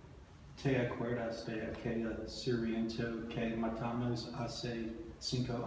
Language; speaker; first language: Spanish; non-native, learner; English